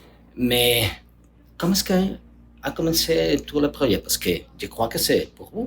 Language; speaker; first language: French; non-native, learner; Spanish